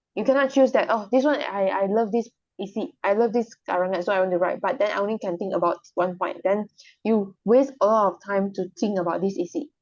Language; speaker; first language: English; non-native, local second language; Chinese